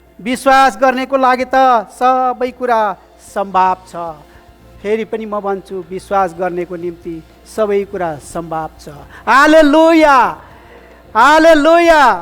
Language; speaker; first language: Nepali; native; Nepali